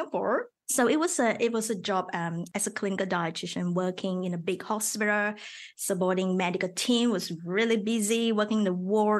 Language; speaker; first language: English; non-native, local second language; Chinese